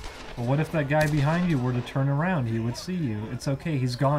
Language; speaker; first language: English; native; English